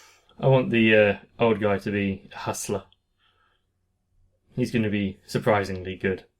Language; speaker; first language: English; native; English